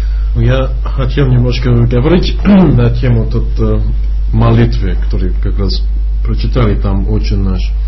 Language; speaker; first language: Russian; non-native, fluent; English